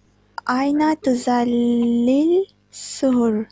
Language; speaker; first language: Arabic; non-native, learner; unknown